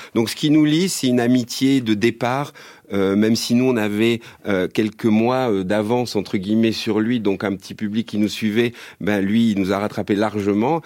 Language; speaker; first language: French; native; French